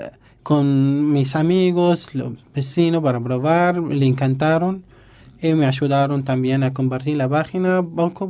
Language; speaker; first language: Spanish; non-native, learner; Arabic